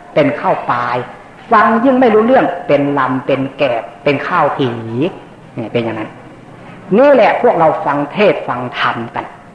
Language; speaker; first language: Thai; native; Thai